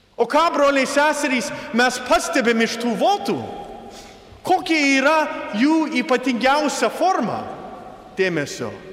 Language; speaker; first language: Lithuanian; early bilingual, heritage; Lithuanian